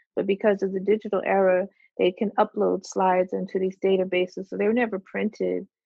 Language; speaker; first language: English; native; English